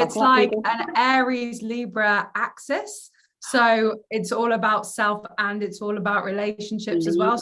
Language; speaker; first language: English; native; English